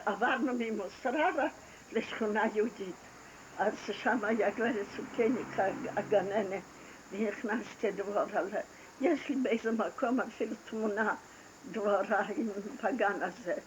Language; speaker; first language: Hebrew; non-native, fluent; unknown